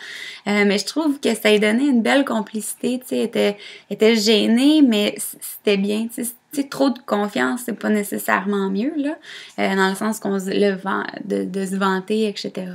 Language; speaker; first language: French; native; French